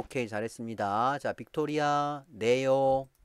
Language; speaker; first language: Korean; native; Korean